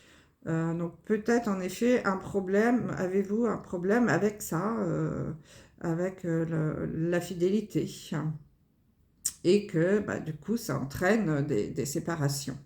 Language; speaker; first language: French; native; French